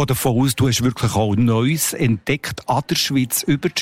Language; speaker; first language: German; native; German